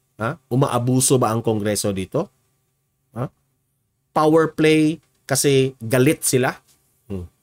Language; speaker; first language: Filipino; native; Filipino